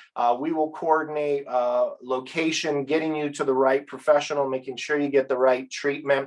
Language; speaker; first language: English; native; English